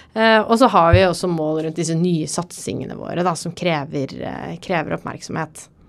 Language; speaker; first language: Norwegian; native; Norwegian